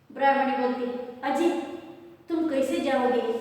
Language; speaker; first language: Hindi; non-native, local second language; Kannada